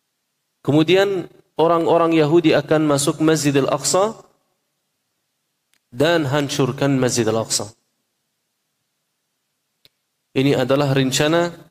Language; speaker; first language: Indonesian; non-native, fluent; Arabic